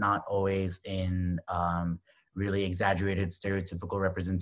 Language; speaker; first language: English; native; English